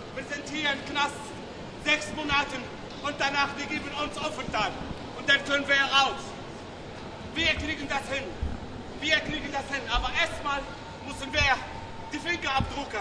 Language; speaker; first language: German; non-native, learner; Arabic